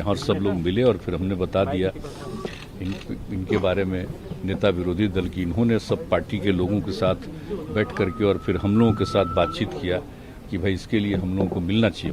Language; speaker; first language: Hindi; native; Hindi